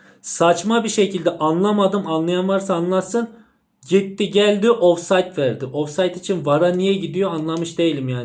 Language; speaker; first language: Turkish; native; Turkish